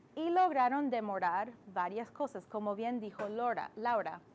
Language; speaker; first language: Spanish; non-native, fluent; English